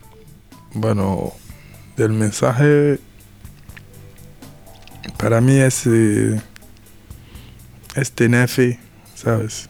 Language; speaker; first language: Spanish; non-native, learner; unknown